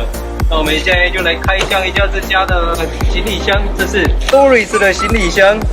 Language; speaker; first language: Chinese; native; Chinese